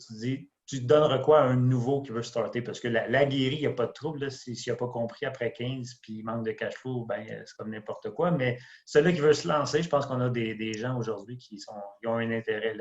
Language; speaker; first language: French; native; French